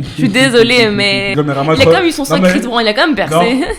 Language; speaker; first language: French; native; French